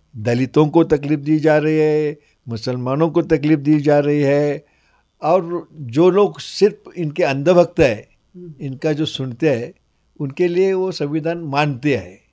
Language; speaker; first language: Hindi; non-native, local second language; Marathi